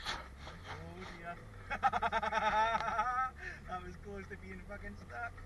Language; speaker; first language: English; native; English